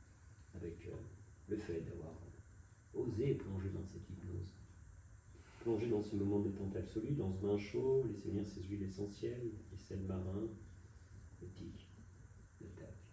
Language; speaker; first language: French; native; French